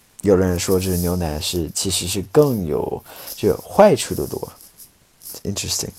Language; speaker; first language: Chinese; non-native, fluent; English